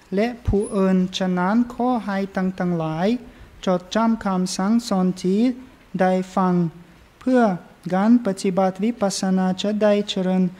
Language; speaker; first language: Thai; non-native, fluent; English